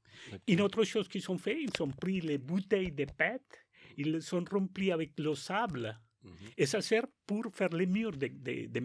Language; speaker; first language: French; non-native, learner; Spanish